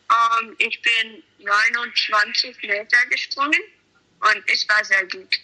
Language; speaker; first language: German; non-native, learner; English